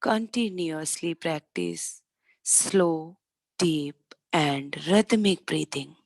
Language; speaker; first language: English; non-native, local second language; Hindi